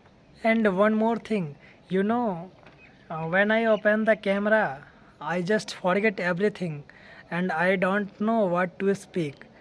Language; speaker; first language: English; non-native, learner; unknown